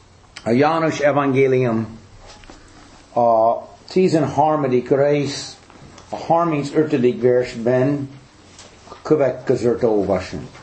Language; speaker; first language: Hungarian; non-native, fluent; English